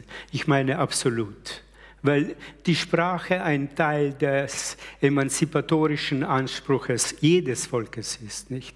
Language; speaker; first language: German; early bilingual, other home language; Slovenian